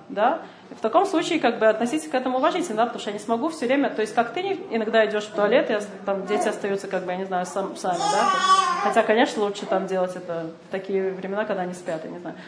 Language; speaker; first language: Russian; early bilingual, heritage; Russian